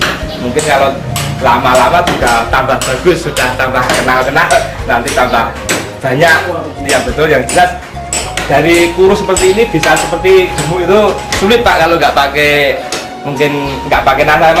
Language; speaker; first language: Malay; non-native, local second language; Javanese